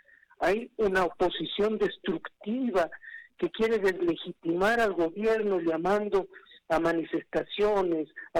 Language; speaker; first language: Spanish; native; Spanish